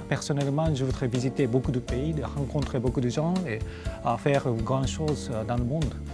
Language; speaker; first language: French; non-native, fluent; Japanese